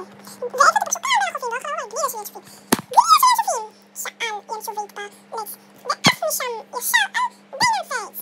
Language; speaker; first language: Hebrew; native; Hebrew